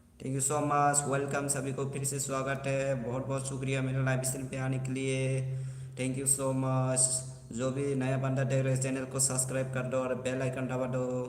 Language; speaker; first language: Hindi; non-native, local second language; Bodo